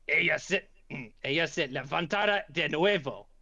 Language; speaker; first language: Spanish; non-native, learner; English